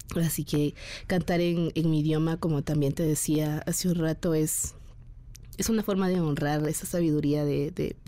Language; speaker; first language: Spanish; non-native, local second language; Kaqchikel